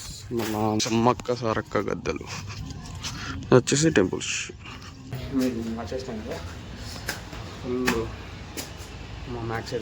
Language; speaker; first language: Telugu; native; Telugu